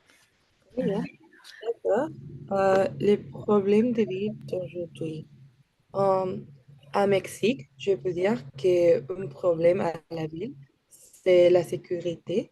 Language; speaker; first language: French; non-native, learner; Spanish